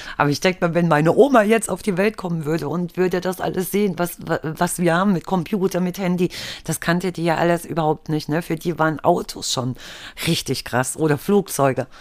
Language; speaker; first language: German; native; German